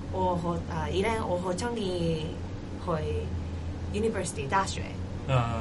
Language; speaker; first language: Chinese; non-native, learner; Japanese